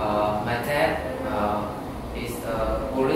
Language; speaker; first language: English; non-native, learner; Vietnamese